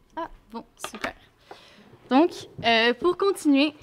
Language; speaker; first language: French; native; French